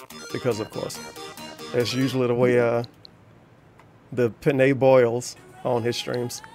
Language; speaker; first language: English; native; English